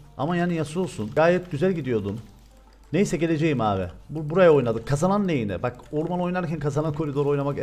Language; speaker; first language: Turkish; native; Turkish